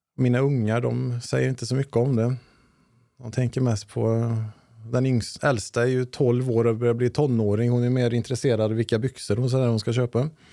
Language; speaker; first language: Swedish; native; Swedish